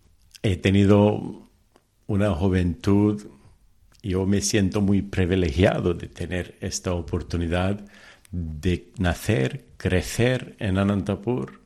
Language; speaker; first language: Spanish; early bilingual, heritage; Telugu